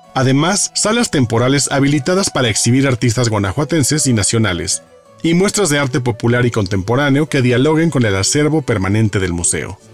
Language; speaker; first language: Spanish; native; Spanish